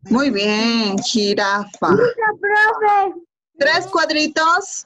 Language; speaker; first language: Spanish; native; Spanish